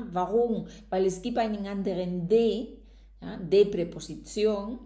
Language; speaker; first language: German; non-native, fluent; Spanish